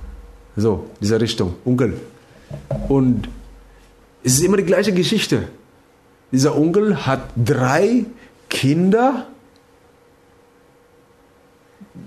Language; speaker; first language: German; non-native, fluent; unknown